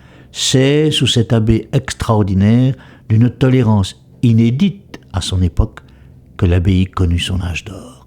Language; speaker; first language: French; native; French